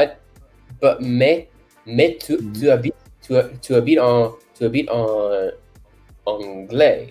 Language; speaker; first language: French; non-native, learner; English